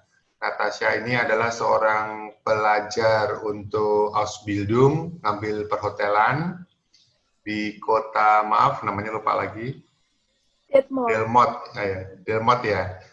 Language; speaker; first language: Indonesian; native; Indonesian